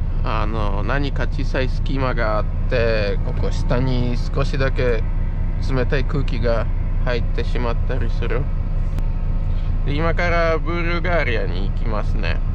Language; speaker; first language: Japanese; non-native, fluent; Polish